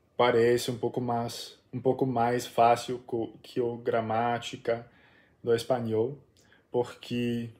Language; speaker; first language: Portuguese; non-native, learner; English